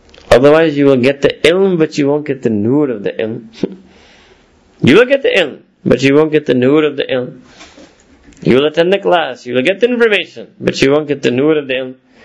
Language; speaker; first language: English; early bilingual, other home language; Urdu